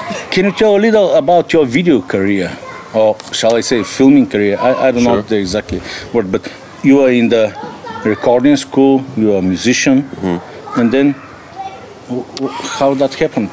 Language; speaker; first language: English; non-native, learner; Bulgarian